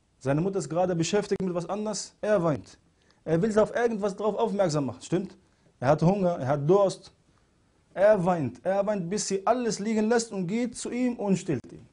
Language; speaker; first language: German; non-native, fluent; Arabic